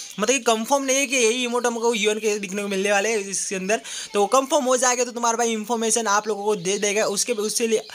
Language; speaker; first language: Hindi; non-native, local second language; Gujarati